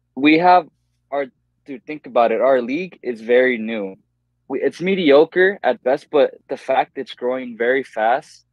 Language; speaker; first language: English; native; English